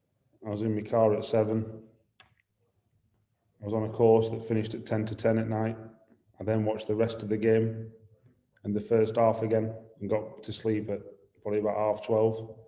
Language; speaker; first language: English; native; English